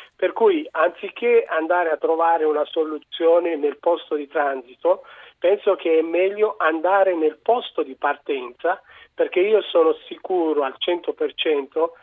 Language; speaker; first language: Italian; non-native, fluent; Tigrinya